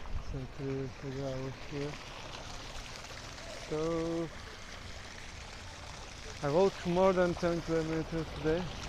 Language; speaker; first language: English; non-native, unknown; Turkish